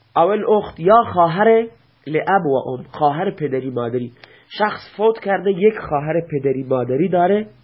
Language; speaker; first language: Persian; non-native, local second language; Baluchi